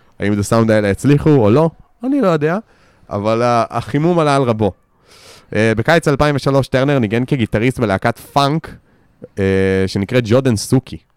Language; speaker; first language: Hebrew; native; Hebrew